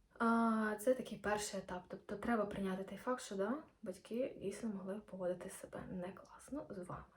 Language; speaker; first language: Ukrainian; non-native, local second language; Russian